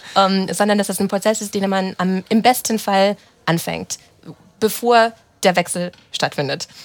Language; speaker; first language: German; early bilingual, other home language; Romanian